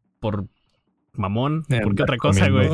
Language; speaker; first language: Spanish; native; Spanish